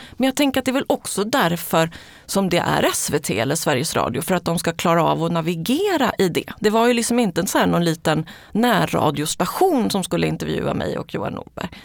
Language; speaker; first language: Swedish; early bilingual, other home language; Spanish